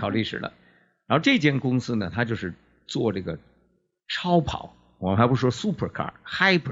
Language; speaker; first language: Chinese; native; Chinese